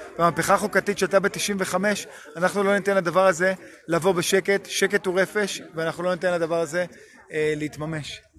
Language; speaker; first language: Hebrew; native; Hebrew